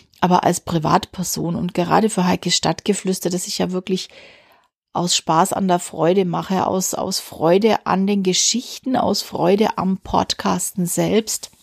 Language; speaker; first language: German; native; German